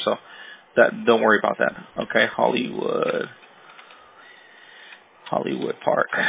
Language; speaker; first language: English; early bilingual, other home language; Spanish